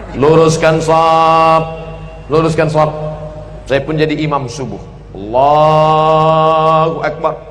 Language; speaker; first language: Indonesian; native; Indonesian